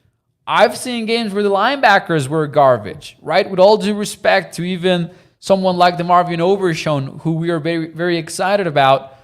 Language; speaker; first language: English; native; English